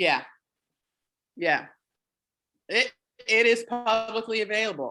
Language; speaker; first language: English; native; English